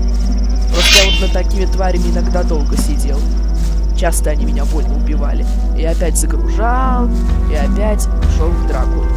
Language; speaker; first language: Russian; native; Russian